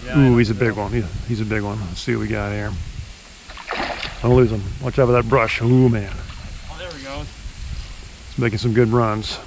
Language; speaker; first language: English; native; English